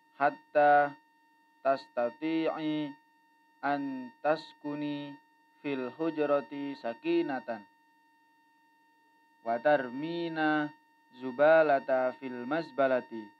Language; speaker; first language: Arabic; non-native, learner; Indonesian